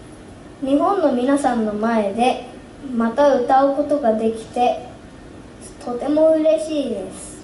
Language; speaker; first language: Japanese; early bilingual, heritage; Japanese